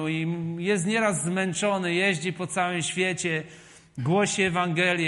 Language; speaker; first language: Polish; native; Polish